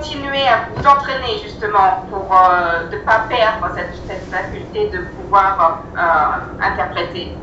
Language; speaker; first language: French; native; French